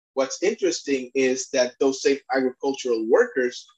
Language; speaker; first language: English; non-native, fluent; Spanish